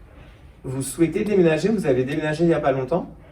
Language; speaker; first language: French; native; French